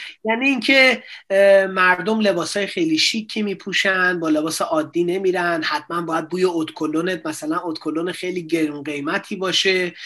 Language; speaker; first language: Persian; native; Persian